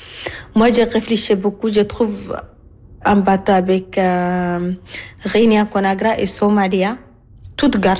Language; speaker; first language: French; non-native, learner; Arabic